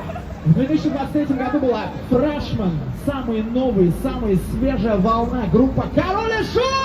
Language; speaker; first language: Russian; native; Russian